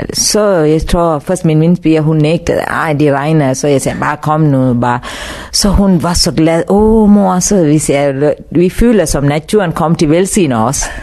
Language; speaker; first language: Danish; non-native, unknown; Tamil